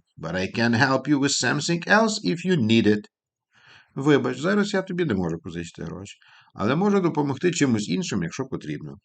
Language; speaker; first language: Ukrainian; native; Ukrainian